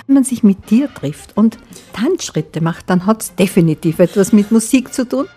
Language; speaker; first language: German; native; German